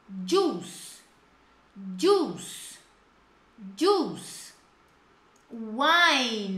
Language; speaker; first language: English; non-native, fluent; Portuguese